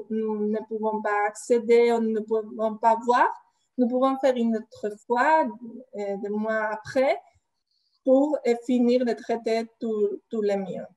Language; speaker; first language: French; non-native, fluent; Spanish